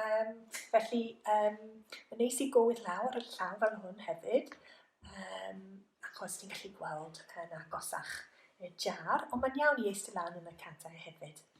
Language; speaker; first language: Welsh; non-native, local second language; English